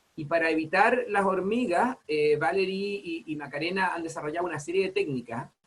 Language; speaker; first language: Spanish; native; Spanish